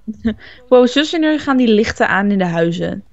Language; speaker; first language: Dutch; native; Dutch